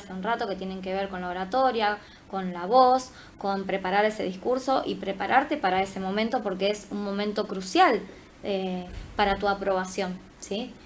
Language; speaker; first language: Spanish; native; Spanish